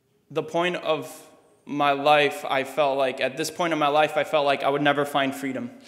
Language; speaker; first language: English; early bilingual, other home language; Russian